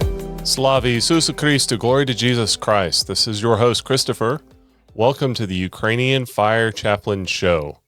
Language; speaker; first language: English; native; English